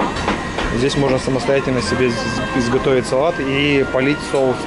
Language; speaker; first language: Russian; native; Russian